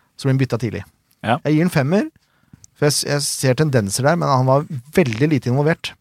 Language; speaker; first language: Norwegian; native; Norwegian